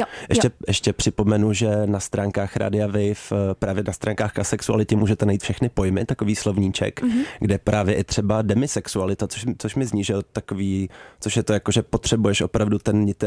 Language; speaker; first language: Czech; native; Czech